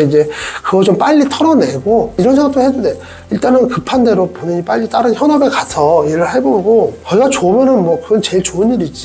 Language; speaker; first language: Korean; native; Korean